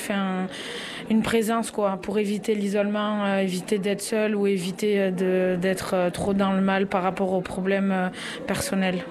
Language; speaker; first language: French; native; French